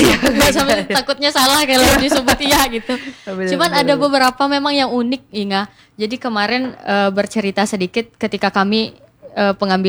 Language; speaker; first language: Indonesian; non-native, local second language; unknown